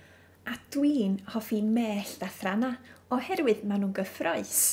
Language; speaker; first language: Welsh; native; Welsh